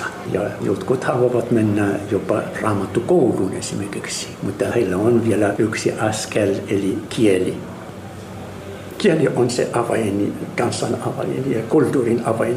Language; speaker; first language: Finnish; non-native, fluent; Arabic